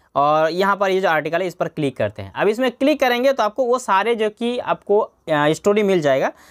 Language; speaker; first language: Hindi; non-native, local second language; Bangla